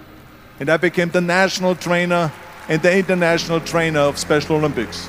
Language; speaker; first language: English; non-native, fluent; German